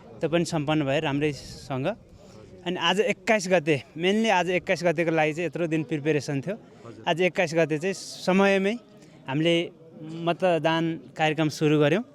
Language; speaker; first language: Nepali; native; Nepali